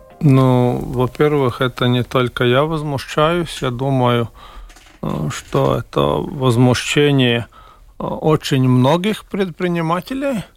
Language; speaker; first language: Russian; non-native, local second language; Latvian